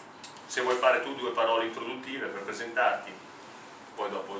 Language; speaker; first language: Italian; native; Italian